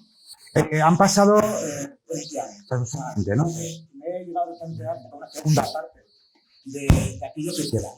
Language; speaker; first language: Spanish; native; Spanish